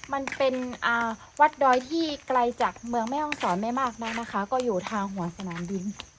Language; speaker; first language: Thai; non-native, local second language; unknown